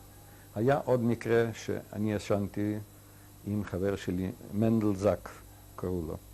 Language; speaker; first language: Hebrew; non-native, fluent; Yiddish